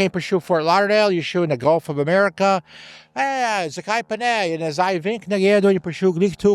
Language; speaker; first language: Slovenian; early bilingual, heritage; Slovenian